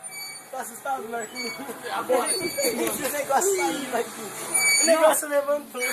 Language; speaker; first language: Portuguese; native; Portuguese